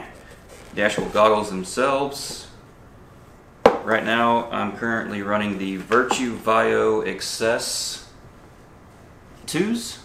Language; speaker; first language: English; native; English